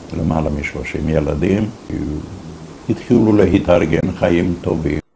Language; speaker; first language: Hebrew; non-native, fluent; Hungarian